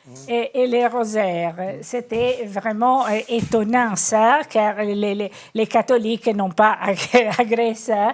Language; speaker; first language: French; non-native, fluent; Italian